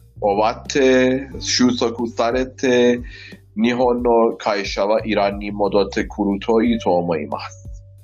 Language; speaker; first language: Japanese; non-native, learner; Persian